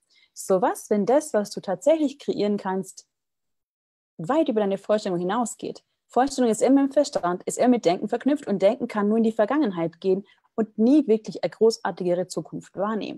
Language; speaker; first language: German; native; German